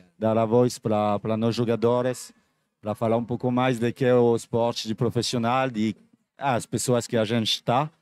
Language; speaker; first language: Portuguese; non-native, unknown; French